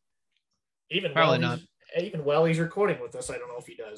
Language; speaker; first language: English; native; English